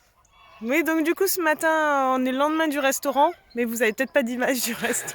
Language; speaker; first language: French; native; French